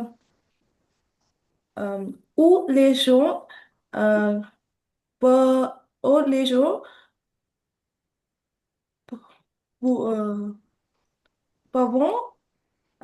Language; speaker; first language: French; non-native, learner; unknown